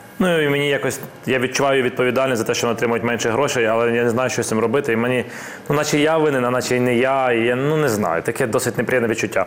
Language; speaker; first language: Ukrainian; non-native, local second language; Russian